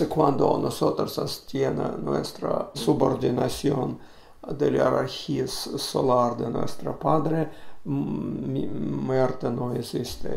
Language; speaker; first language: Spanish; non-native, learner; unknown